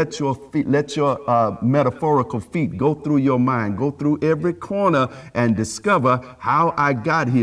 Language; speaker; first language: English; native; English